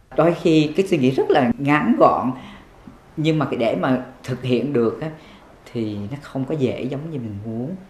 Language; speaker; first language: Vietnamese; native; Vietnamese